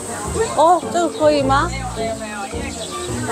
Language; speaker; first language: Chinese; non-native, fluent; Korean